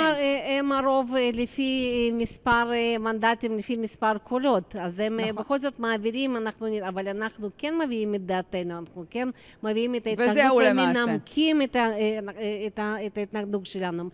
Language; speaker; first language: Hebrew; non-native, fluent; Russian